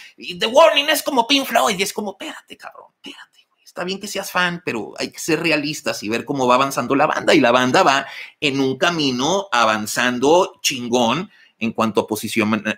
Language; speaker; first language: Spanish; native; Spanish